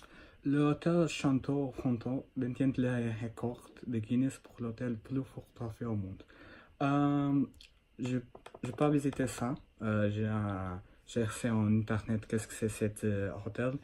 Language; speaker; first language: French; non-native, learner; Portuguese